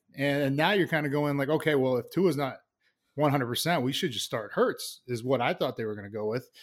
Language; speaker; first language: English; native; English